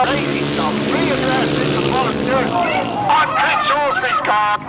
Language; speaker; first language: English; native; English